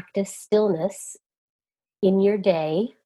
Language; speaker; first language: English; native; English